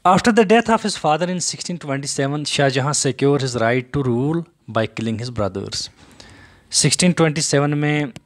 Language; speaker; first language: Hindi; native; Hindi